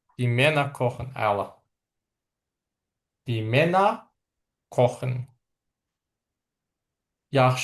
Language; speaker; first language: German; non-native, fluent; Azerbaijani